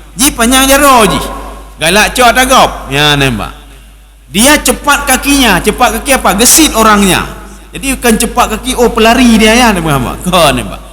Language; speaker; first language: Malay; non-native, local second language; Achinese